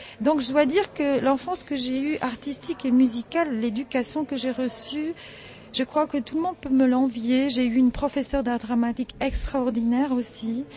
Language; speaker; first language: French; early bilingual, heritage; French